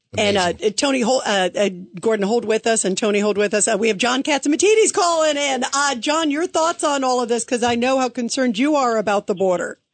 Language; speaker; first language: English; native; English